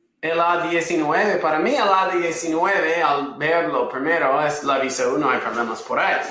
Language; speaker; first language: Spanish; non-native, fluent; English